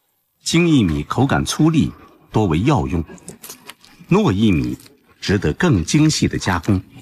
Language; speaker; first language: Chinese; native; Chinese